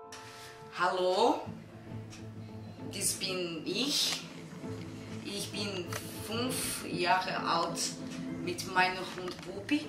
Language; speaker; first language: German; non-native, learner; Portuguese